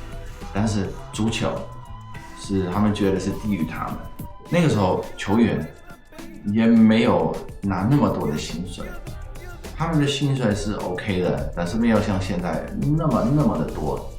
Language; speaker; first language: Chinese; non-native, fluent; Dutch